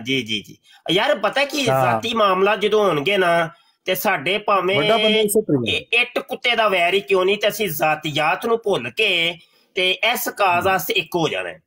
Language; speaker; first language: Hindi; non-native, local second language; Punjabi